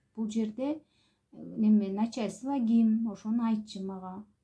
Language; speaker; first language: Russian; non-native, local second language; Kyrgyz